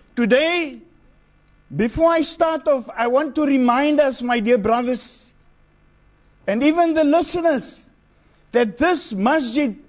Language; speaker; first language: English; non-native, local second language; Afrikaans